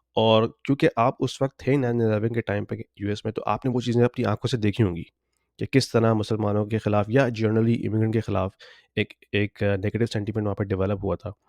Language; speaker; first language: Urdu; native; Urdu